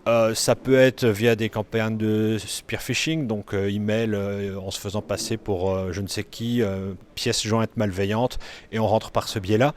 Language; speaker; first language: French; native; French